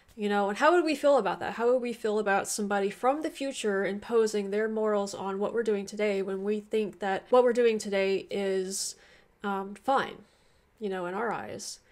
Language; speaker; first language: English; native; English